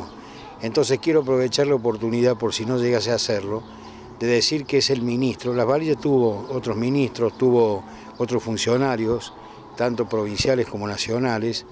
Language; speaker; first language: Spanish; native; Spanish